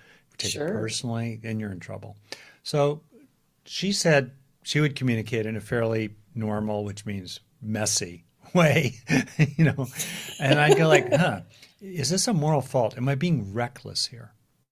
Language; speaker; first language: English; native; English